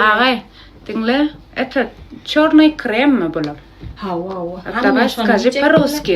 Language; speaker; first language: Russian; non-native, learner; Turkmen